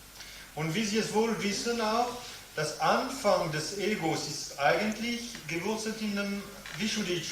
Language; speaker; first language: German; non-native, fluent; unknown